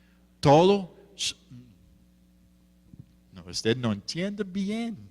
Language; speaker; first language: Spanish; non-native, fluent; English